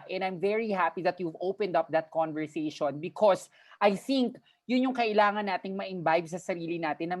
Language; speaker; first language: Filipino; native; Filipino